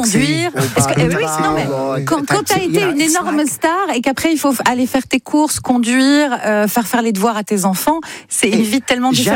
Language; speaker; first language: French; native; French